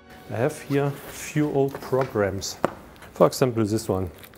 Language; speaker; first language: English; non-native, fluent; German